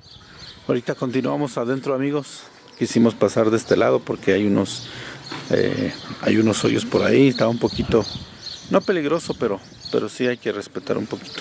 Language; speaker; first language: Spanish; native; Spanish